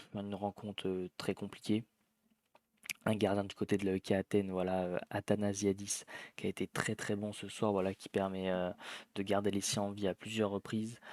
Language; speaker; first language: French; native; French